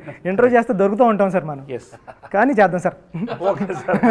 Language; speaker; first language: Telugu; native; Telugu